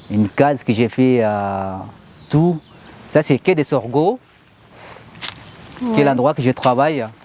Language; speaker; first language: French; non-native, learner; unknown